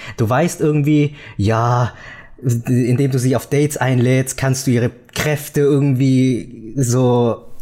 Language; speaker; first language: German; early bilingual, other home language; Vietnamese